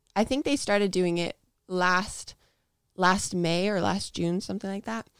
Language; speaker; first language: English; native; English